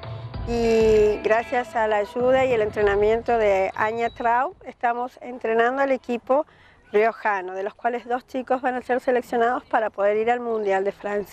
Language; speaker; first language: Spanish; native; Spanish